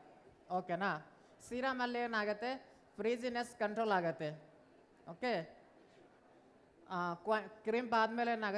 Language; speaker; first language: Kannada; non-native, learner; Bangla